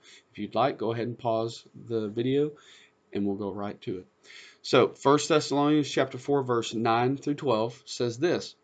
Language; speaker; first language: English; native; English